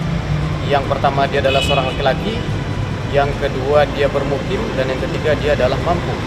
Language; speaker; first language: Indonesian; native; Indonesian